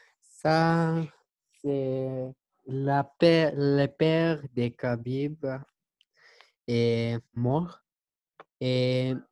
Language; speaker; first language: French; non-native, learner; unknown